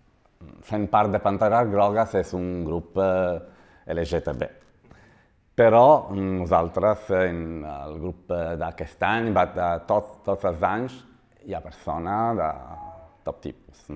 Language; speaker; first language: Catalan; non-native, learner; Italian